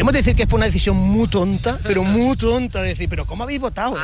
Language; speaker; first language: Spanish; native; Spanish